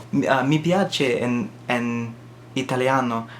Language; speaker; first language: Italian; non-native, learner; English